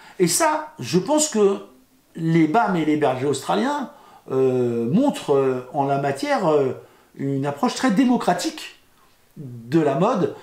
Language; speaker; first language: French; native; French